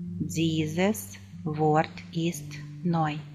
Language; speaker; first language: German; non-native, fluent; Ukrainian